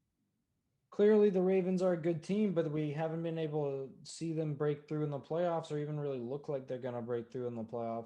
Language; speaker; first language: English; native; English